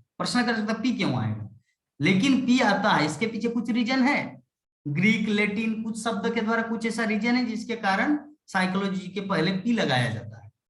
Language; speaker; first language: Hindi; non-native, local second language; Bangla